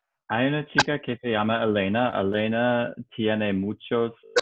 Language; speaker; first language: Spanish; non-native, learner; English